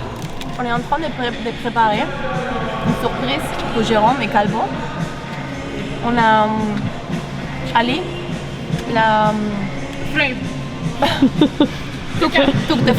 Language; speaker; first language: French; early bilingual, heritage; Dutch